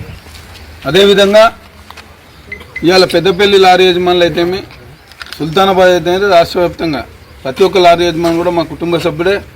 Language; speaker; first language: Telugu; native; Telugu